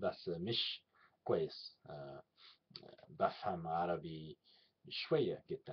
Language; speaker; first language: Arabic; non-native, learner; English